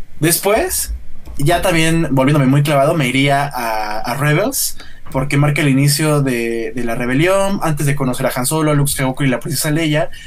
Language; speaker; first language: Spanish; native; Spanish